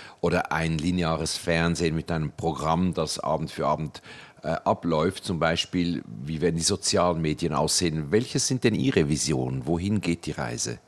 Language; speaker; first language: German; native; German